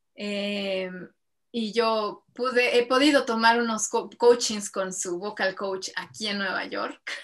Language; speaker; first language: Spanish; native; Spanish